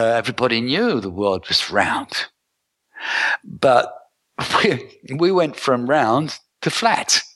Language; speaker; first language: English; native; English